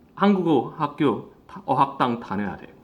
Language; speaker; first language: Korean; non-native, fluent; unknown